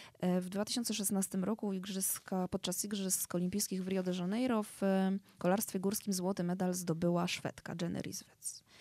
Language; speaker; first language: Polish; native; Polish